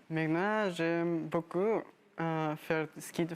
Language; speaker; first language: French; non-native, learner; Spanish